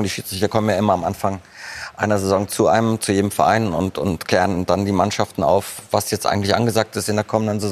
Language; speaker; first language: German; native; German